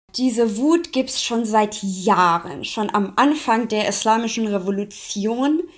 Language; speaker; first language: German; non-native, fluent; Persian